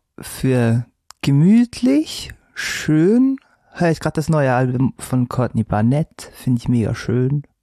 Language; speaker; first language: German; native; German